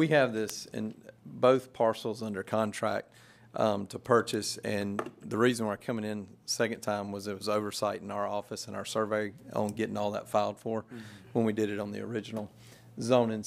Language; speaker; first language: English; native; English